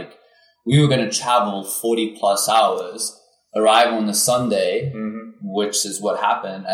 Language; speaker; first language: English; non-native, local second language; Afrikaans